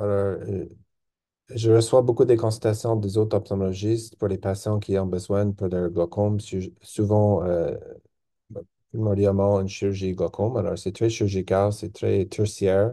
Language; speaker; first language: French; non-native, local second language; English